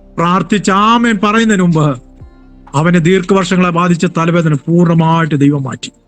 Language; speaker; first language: Malayalam; native; Malayalam